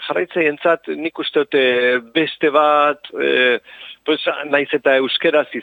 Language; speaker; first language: Basque; non-native, local second language; Spanish